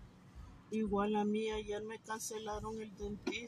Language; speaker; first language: Spanish; native; Spanish